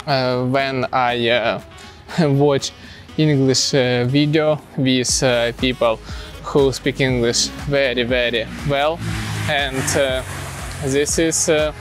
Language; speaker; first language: English; non-native, learner; Russian